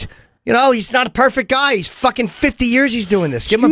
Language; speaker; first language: English; native; English